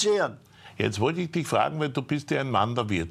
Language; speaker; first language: German; native; German